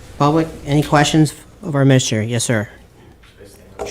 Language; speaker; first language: English; native; English